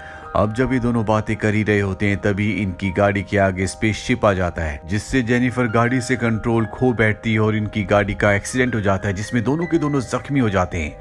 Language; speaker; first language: Hindi; native; Hindi